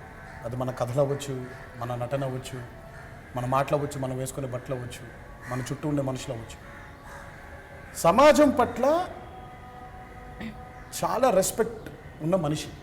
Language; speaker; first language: Telugu; native; Telugu